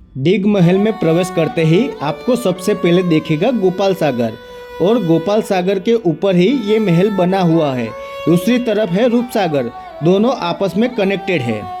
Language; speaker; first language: Hindi; non-native, local second language; Gujarati